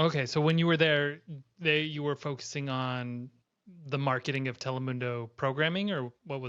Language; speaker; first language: English; native; English